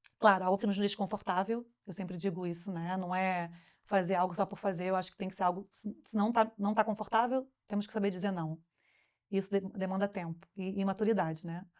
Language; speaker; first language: Portuguese; native; Portuguese